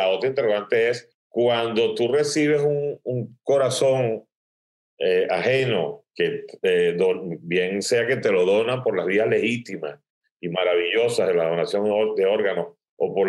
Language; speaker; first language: Spanish; native; Spanish